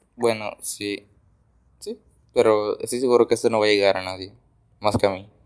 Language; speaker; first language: Spanish; native; Spanish